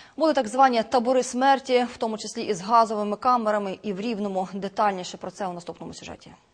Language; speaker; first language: Ukrainian; native; Ukrainian